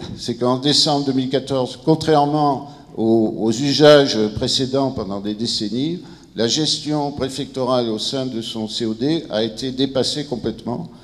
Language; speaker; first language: French; native; French